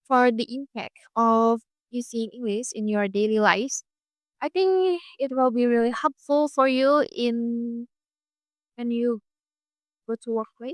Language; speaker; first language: English; non-native, fluent; Indonesian